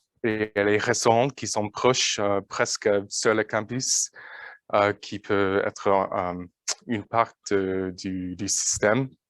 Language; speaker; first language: French; non-native, learner; English